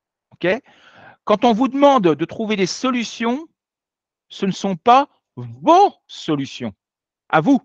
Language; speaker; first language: French; native; French